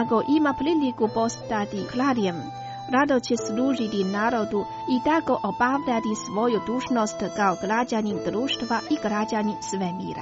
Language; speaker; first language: Croatian; non-native, fluent; Chinese